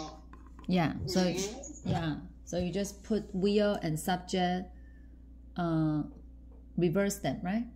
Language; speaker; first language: English; non-native, fluent; Chinese